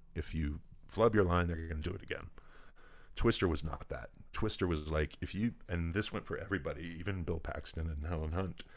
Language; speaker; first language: English; native; English